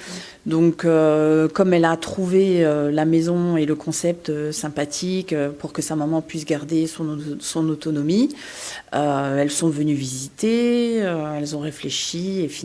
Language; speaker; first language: French; native; French